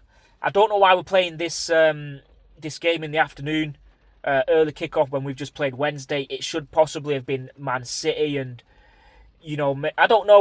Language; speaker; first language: English; native; English